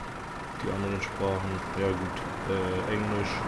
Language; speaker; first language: German; native; German